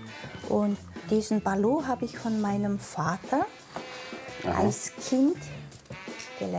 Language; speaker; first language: German; non-native, fluent; Mongolian